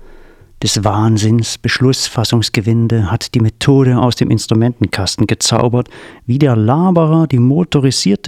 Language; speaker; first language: German; native; German